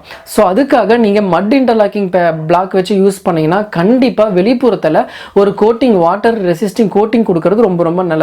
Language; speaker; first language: Tamil; native; Tamil